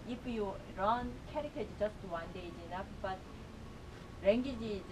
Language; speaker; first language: English; non-native, learner; Korean